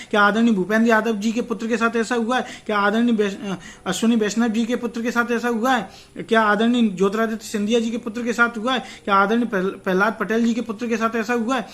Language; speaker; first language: Hindi; native; Hindi